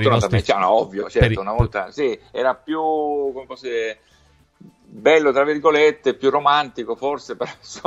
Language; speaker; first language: Italian; native; Italian